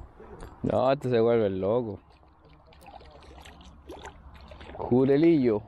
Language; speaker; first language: Spanish; native; Spanish